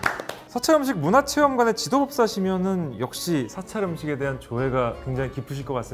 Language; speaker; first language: Korean; native; Korean